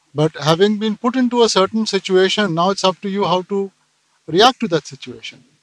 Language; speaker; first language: English; non-native, local second language; Punjabi